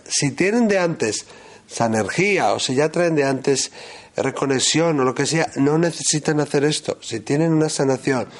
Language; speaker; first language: Spanish; native; Spanish